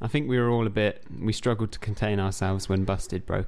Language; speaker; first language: English; native; English